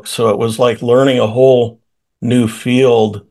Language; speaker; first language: English; native; English